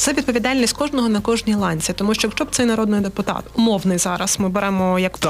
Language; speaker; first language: Ukrainian; native; Ukrainian